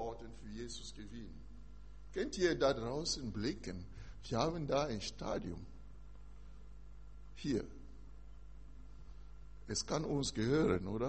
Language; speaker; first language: German; non-native, learner; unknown